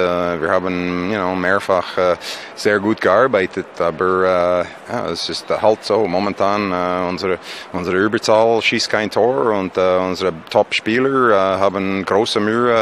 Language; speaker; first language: German; non-native, fluent; English